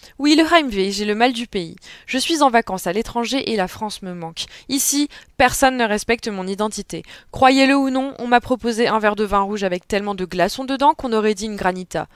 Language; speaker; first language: French; native; French